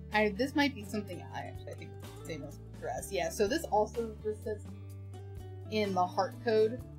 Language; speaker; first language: English; native; English